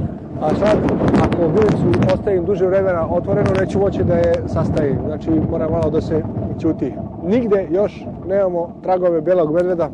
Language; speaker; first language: Serbian; native; Serbian